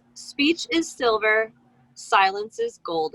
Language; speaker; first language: English; native; English